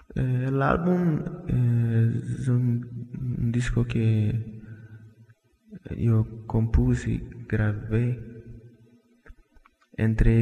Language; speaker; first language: Spanish; non-native, fluent; Portuguese